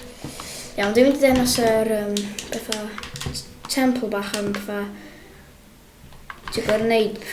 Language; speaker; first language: Welsh; native; Welsh